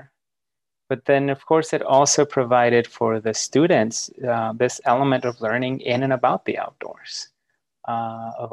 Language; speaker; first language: English; early bilingual, other home language; Spanish